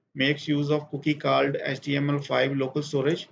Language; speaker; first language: English; non-native, local second language; Punjabi